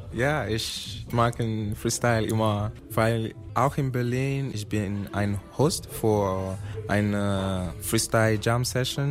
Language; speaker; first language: German; non-native, learner; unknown